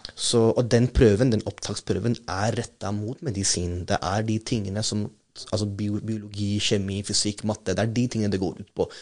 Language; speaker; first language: Norwegian; non-native, fluent; Urdu